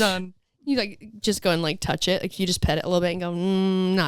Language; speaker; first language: English; native; English